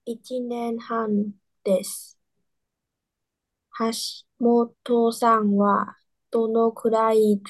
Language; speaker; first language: Japanese; non-native, learner; Chinese